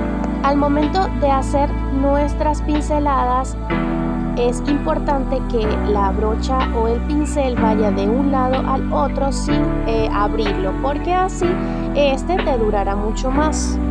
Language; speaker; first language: Spanish; native; Spanish